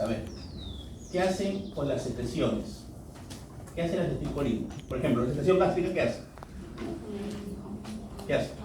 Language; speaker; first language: Spanish; native; Spanish